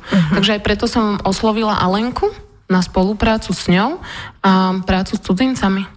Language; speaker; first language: Slovak; early bilingual, other home language; Russian